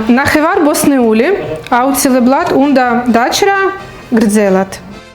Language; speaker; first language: Georgian; non-native, learner; Ukrainian